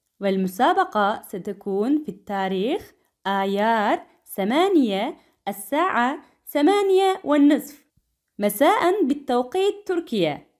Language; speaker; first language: Arabic; non-native, learner; Turkish